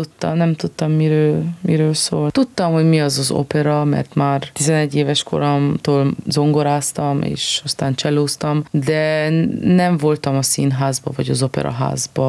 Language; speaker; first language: Hungarian; early bilingual, heritage; Hungarian